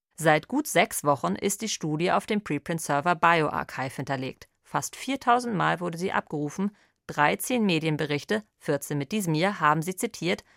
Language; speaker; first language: German; native; German